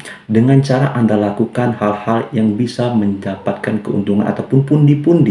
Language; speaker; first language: Indonesian; native; Indonesian